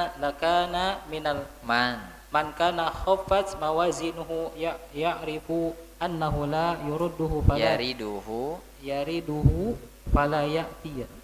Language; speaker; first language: Arabic; non-native, learner; Indonesian